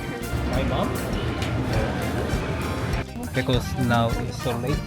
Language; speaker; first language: English; non-native, learner; Korean